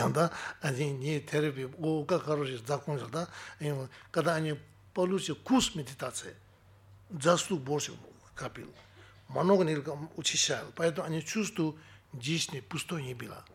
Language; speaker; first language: Russian; non-native, learner; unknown